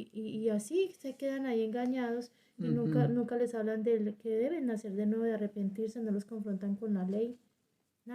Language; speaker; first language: Spanish; native; Spanish